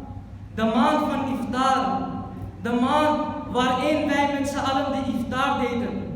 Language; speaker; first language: Dutch; early bilingual, other home language; Urdu